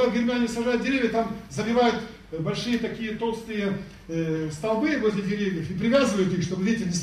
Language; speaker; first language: Russian; native; Russian